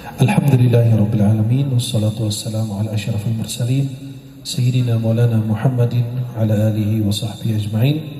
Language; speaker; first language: Indonesian; non-native, fluent; Arabic